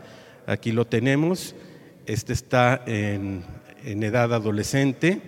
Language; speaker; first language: Spanish; native; Spanish